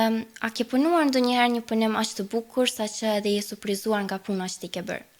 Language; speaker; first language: Albanian; native; Albanian